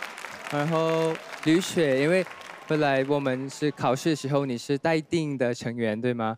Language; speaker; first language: Chinese; non-native, learner; Thai